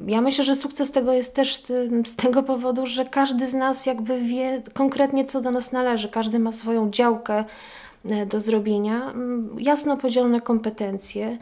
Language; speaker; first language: Polish; native; Polish